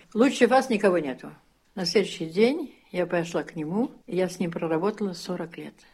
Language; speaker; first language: Russian; early bilingual, heritage; Russian